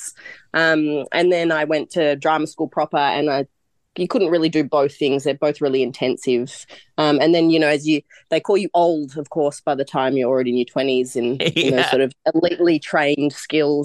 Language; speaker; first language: English; non-native, local second language; Croatian